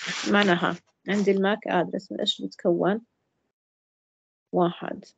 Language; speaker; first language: Arabic; native; Arabic